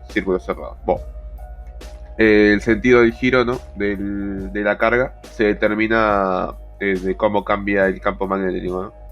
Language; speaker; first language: Spanish; native; Spanish